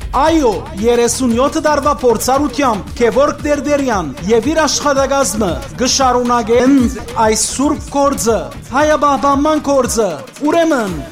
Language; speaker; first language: Armenian; native; Armenian